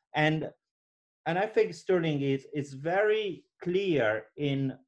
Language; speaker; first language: English; non-native, fluent; Italian